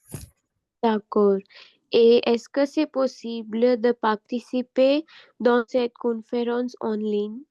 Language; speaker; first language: French; non-native, learner; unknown